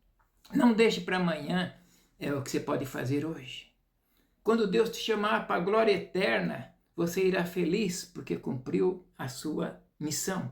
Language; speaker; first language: Portuguese; native; Portuguese